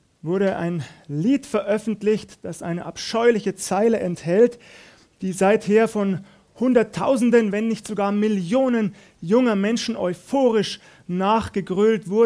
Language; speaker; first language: German; native; German